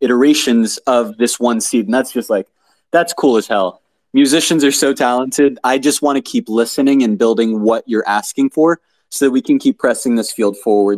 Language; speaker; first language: English; native; English